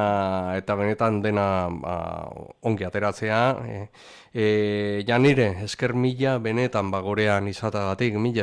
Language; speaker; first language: Basque; native; Basque